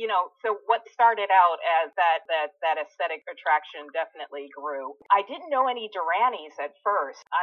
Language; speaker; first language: English; native; English